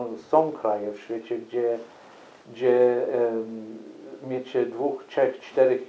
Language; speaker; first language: Polish; non-native, fluent; English